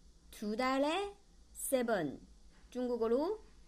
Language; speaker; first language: Korean; non-native, fluent; Chinese